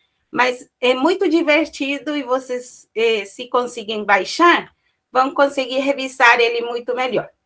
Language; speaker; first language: Portuguese; non-native, fluent; Spanish